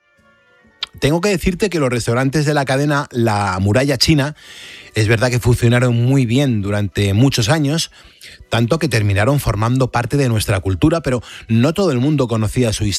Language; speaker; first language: Spanish; native; Spanish